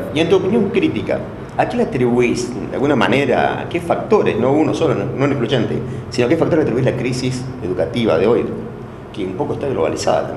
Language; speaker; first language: Spanish; native; Spanish